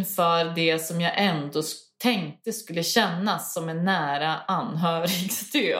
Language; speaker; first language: Swedish; native; Swedish